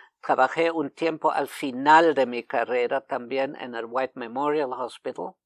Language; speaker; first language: Spanish; non-native, fluent; German